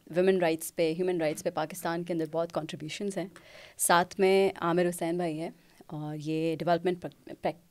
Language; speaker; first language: Urdu; non-native, local second language; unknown